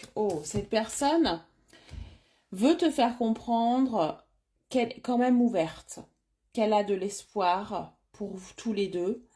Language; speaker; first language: French; native; French